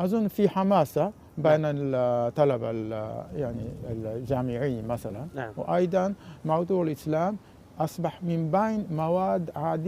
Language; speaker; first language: Arabic; non-native, fluent; Japanese